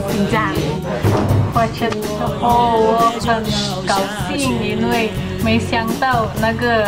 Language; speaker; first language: Chinese; non-native, learner; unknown